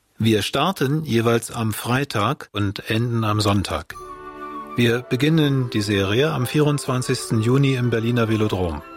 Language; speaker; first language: German; native; German